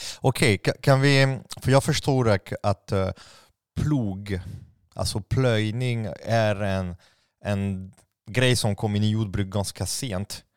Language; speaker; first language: Swedish; non-native, fluent; French